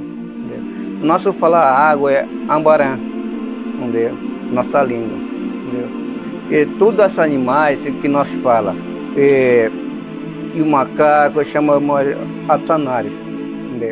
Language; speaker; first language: Portuguese; non-native, local second language; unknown